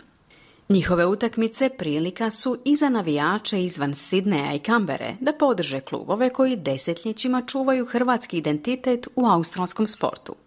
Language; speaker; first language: Croatian; native; Croatian